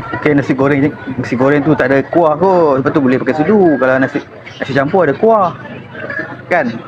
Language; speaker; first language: Malay; native; Malay